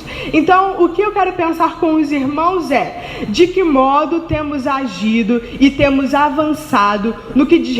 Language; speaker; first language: Portuguese; native; Portuguese